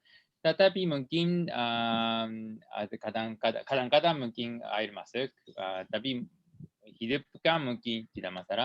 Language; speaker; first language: Indonesian; non-native, learner; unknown